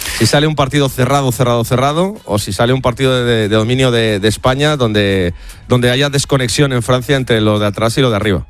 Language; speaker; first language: Spanish; native; Spanish